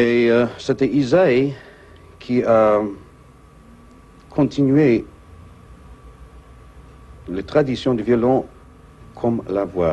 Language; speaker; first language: French; non-native, fluent; English